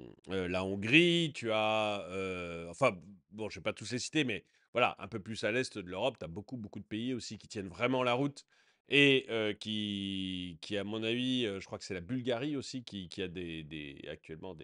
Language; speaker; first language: French; native; French